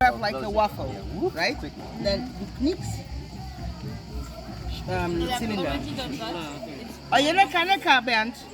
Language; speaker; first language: English; non-native, learner; Korean